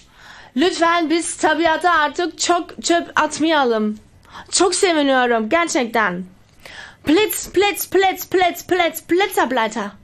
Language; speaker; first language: Turkish; early bilingual, heritage; Turkish